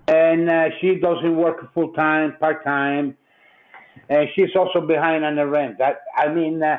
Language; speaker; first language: English; non-native, fluent; Italian